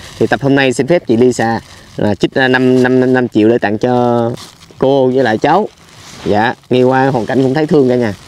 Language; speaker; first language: Vietnamese; native; Vietnamese